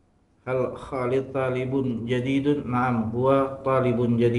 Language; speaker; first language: Arabic; non-native, learner; Indonesian